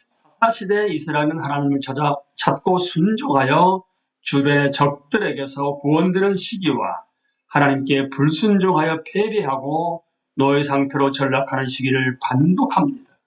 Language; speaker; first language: Korean; native; Korean